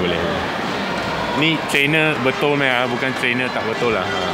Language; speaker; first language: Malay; non-native, local second language; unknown